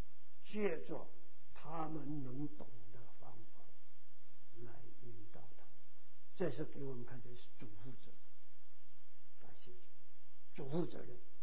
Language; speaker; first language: Chinese; native; Chinese